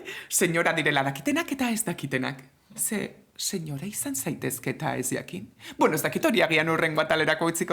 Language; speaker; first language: Basque; native; Basque